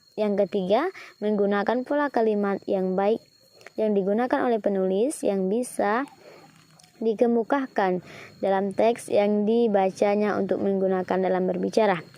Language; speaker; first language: Indonesian; native; Indonesian